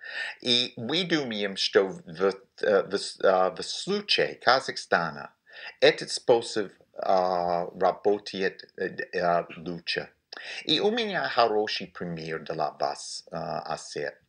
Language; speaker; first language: Russian; non-native, fluent; English